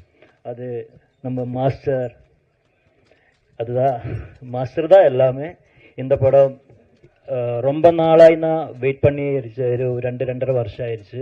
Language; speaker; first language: Tamil; non-native, learner; Malayalam